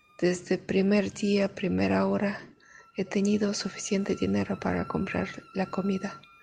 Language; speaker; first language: Spanish; non-native, fluent; Russian